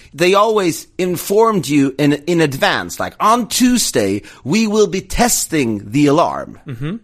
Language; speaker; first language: English; non-native, fluent; Swedish